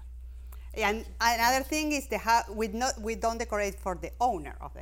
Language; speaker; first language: English; non-native, fluent; Spanish